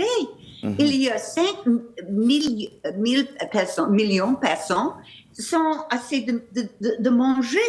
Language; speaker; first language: French; non-native, learner; English